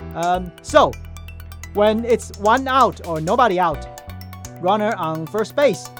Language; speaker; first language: English; non-native, fluent; Chinese